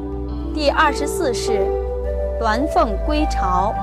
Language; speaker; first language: Chinese; native; Chinese